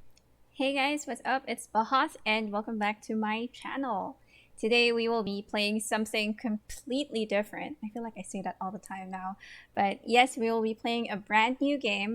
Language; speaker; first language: English; non-native, local second language; Cantonese